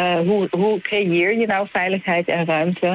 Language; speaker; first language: Dutch; native; Dutch